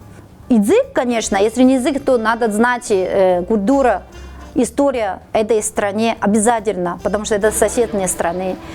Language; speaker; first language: Russian; non-native, fluent; Chinese